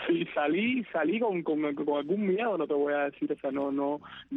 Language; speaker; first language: Spanish; native; Spanish